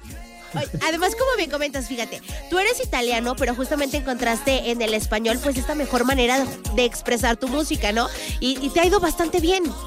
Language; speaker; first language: Spanish; native; Spanish